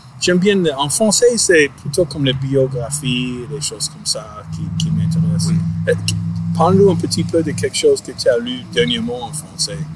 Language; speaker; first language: French; non-native, fluent; English